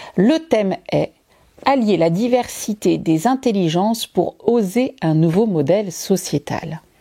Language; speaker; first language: French; native; French